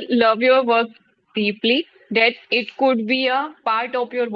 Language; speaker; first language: English; non-native, learner; Hindi